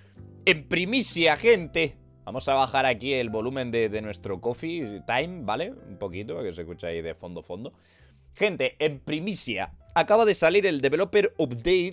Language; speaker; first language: Spanish; native; Spanish